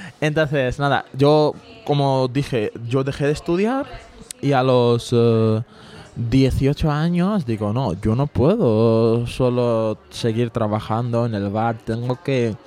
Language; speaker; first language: Spanish; early bilingual, other home language; Bangla